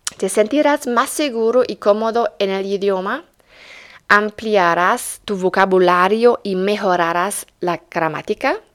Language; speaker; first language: Spanish; non-native, fluent; German